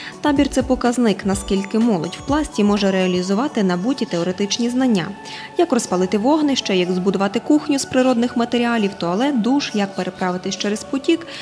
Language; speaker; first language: Ukrainian; native; Ukrainian